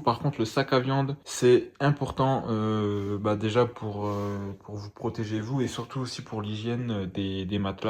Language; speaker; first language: French; native; French